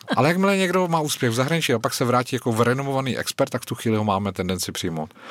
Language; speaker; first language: Czech; native; Czech